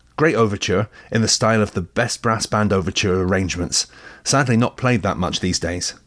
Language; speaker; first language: English; native; English